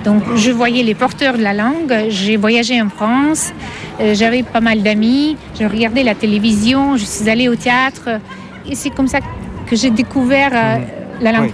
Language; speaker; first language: French; non-native, fluent; Russian